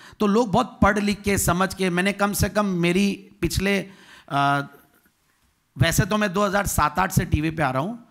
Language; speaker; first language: Hindi; native; Hindi